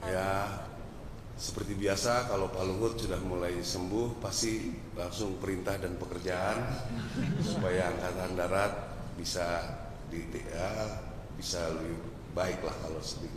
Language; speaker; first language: Indonesian; native; Indonesian